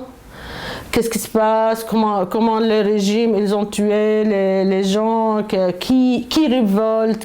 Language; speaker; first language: French; non-native, fluent; Arabic